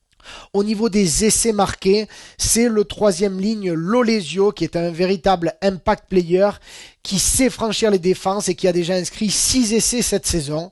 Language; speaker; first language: French; native; French